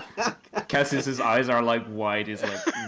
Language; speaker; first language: English; native; English